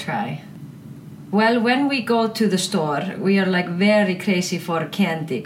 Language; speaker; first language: English; early bilingual, other home language; Icelandic